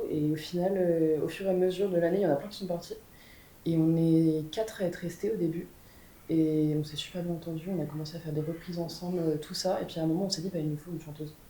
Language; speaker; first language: French; native; French